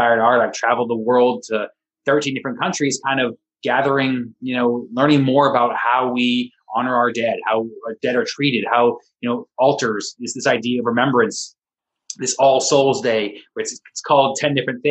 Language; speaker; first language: English; native; English